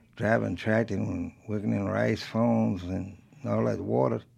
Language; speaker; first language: English; early bilingual, other home language; French